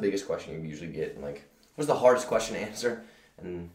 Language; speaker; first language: English; native; English